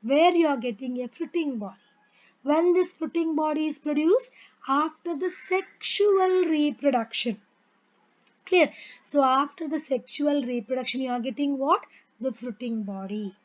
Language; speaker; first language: English; non-native, local second language; Kannada